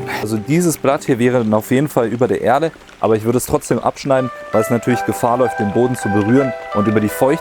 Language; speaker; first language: German; native; German